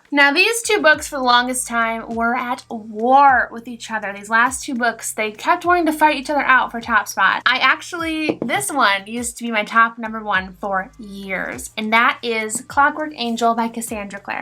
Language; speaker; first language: English; native; English